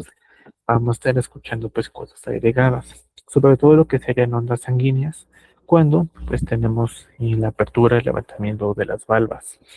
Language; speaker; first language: Spanish; native; Spanish